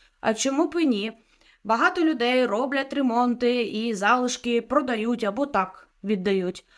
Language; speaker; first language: Ukrainian; non-native, local second language; Russian